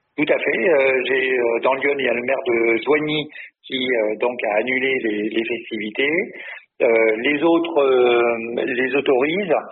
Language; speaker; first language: French; native; French